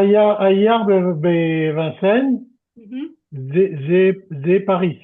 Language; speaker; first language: Hebrew; non-native, learner; French